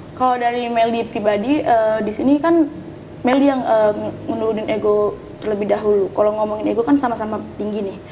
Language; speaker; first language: Indonesian; native; Indonesian